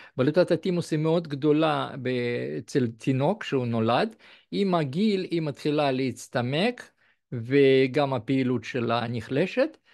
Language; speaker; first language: Hebrew; non-native, fluent; Russian